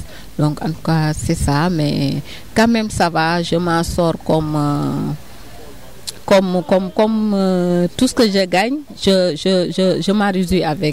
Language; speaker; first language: French; non-native, local second language; Wolof